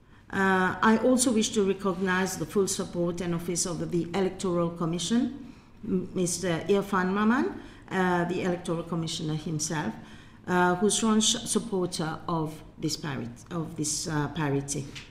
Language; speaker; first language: English; non-native, local second language; Morisyen